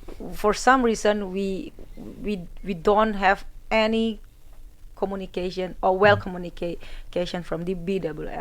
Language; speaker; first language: English; non-native, fluent; Indonesian